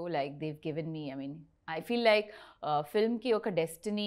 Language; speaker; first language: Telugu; non-native, learner; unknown